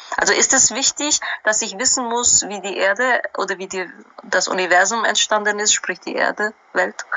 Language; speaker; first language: German; early bilingual, other home language; Albanian